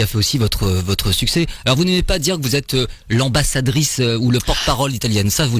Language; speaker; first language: French; native; French